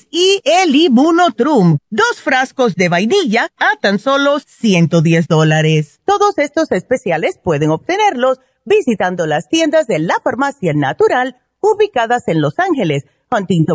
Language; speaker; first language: Spanish; native; Spanish